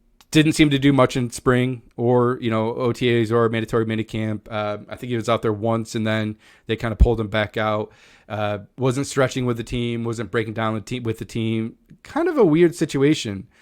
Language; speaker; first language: English; native; English